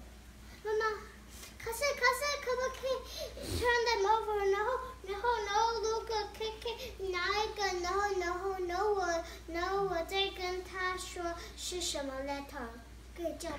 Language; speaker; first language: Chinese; early bilingual, heritage; Chinese